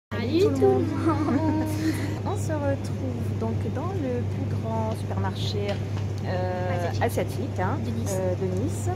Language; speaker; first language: French; native; French